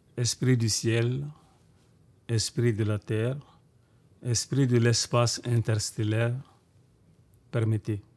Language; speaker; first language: French; non-native, local second language; Bambara